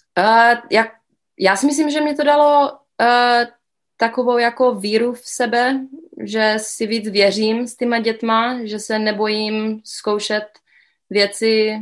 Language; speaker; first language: Czech; early bilingual, other home language; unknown